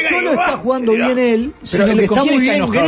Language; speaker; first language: Spanish; native; Spanish